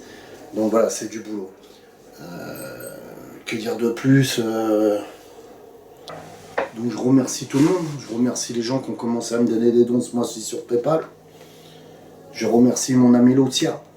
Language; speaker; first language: French; native; French